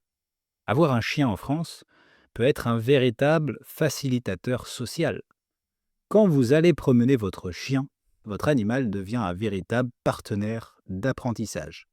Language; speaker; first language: French; native; French